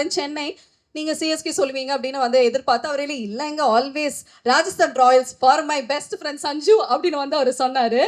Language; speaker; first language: Tamil; native; Tamil